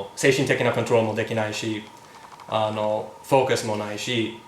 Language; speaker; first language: Japanese; non-native, fluent; English